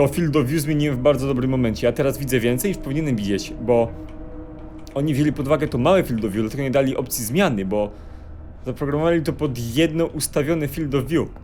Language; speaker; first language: Polish; native; Polish